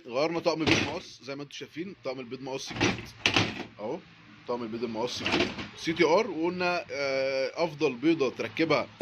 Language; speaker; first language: Arabic; native; Arabic